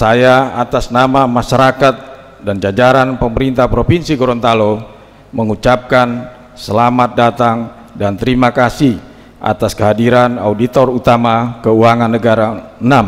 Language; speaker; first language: Indonesian; native; Indonesian